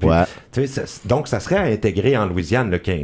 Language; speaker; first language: French; native; French